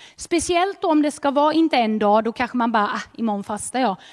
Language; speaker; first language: Swedish; native; Swedish